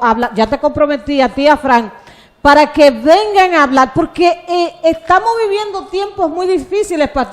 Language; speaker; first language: Spanish; native; Spanish